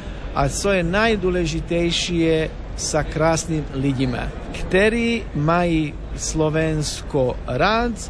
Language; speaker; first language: Slovak; non-native, learner; Croatian